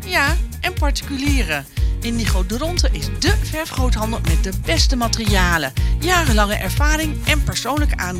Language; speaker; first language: Dutch; native; Dutch